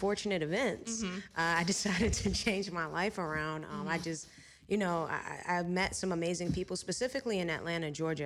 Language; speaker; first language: English; native; English